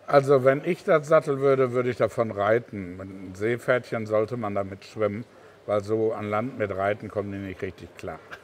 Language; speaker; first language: German; native; German